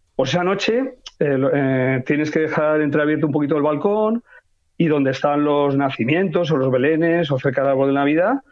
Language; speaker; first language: Spanish; native; Spanish